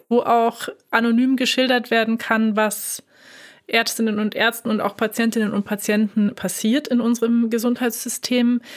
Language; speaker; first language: German; native; German